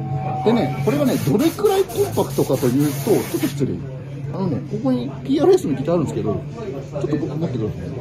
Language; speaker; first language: Japanese; native; Japanese